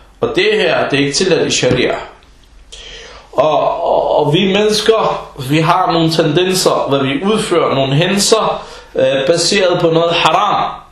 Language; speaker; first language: Danish; early bilingual, other home language; Arabic